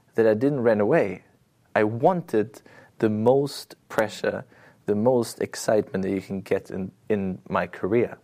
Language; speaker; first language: English; non-native, fluent; German